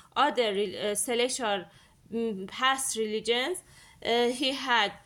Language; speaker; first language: English; non-native, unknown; Persian